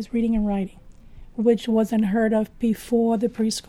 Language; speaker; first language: English; early bilingual, other home language; Spanish